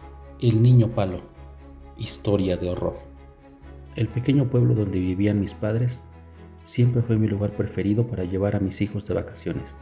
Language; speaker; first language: Spanish; native; Spanish